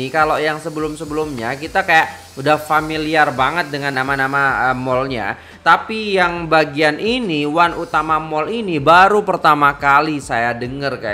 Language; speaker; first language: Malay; non-native, local second language; Javanese